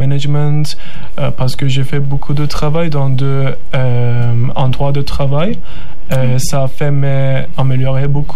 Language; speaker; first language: French; non-native, learner; Turkish